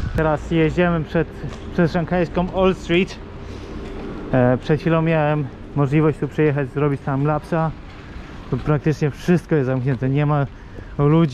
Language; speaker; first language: Polish; native; Polish